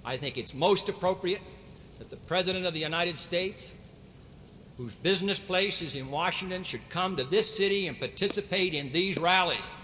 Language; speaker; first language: English; native; English